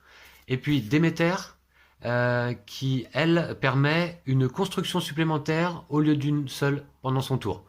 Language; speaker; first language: French; native; French